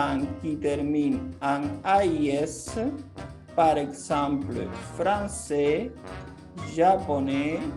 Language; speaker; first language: French; non-native, fluent; Portuguese